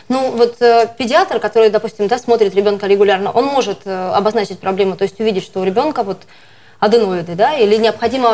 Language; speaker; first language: Russian; native; Russian